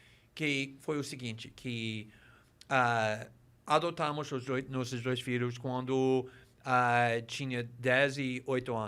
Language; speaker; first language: Portuguese; non-native, fluent; English